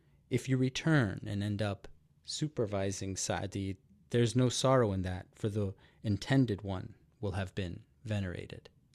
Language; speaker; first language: English; native; English